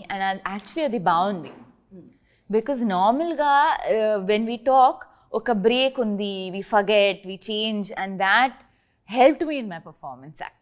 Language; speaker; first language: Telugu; non-native, learner; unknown